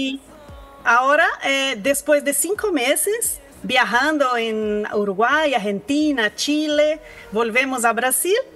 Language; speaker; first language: Spanish; non-native, learner; Portuguese